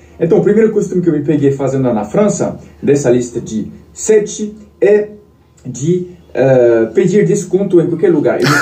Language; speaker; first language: Portuguese; non-native, fluent; French